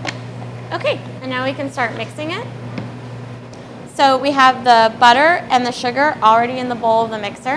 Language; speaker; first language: English; native; English